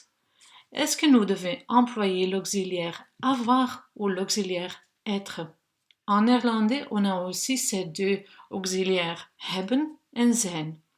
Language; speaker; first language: French; non-native, local second language; Dutch